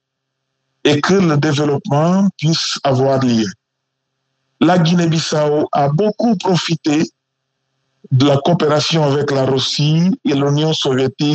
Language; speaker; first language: French; non-native, fluent; Portuguese